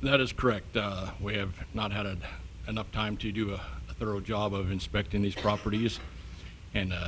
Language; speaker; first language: English; native; English